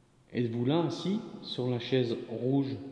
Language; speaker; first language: French; native; French